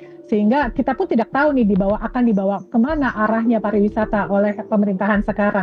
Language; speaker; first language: Indonesian; native; Indonesian